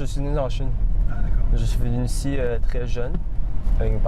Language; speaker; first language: French; early bilingual, other home language; Chinese